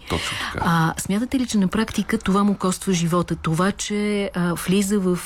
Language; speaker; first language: Bulgarian; native; Bulgarian